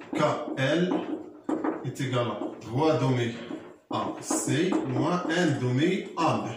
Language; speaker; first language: French; non-native, local second language; Arabic